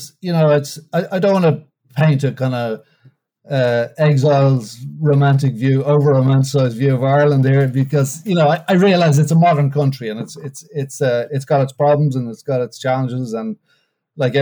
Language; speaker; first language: English; native; English